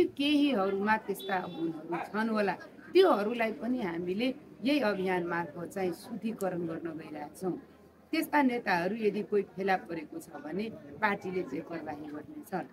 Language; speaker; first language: Nepali; non-native, local second language; Maithili